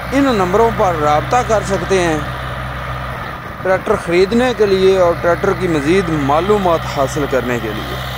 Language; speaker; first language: Urdu; non-native, local second language; Punjabi